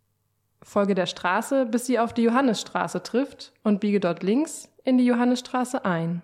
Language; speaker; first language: German; native; German